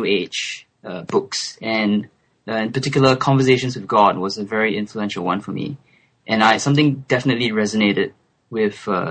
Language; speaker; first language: English; native; English